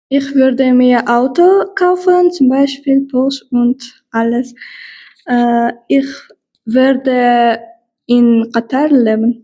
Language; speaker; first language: German; non-native, learner; Uzbek